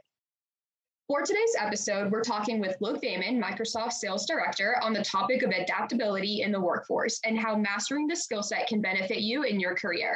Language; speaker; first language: English; native; English